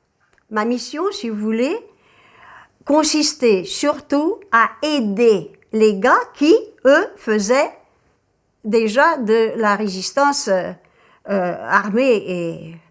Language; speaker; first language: French; early bilingual, other home language; Russian